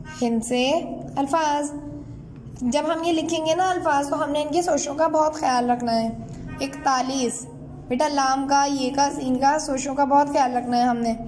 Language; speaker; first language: Urdu; native; Urdu